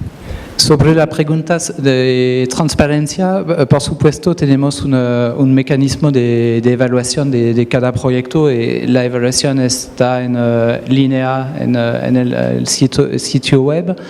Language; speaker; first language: Spanish; non-native, fluent; French